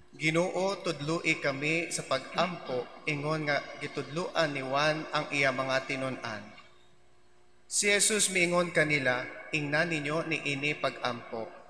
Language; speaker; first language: Cebuano; non-native, local second language; Filipino